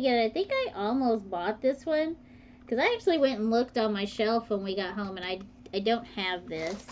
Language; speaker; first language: English; native; English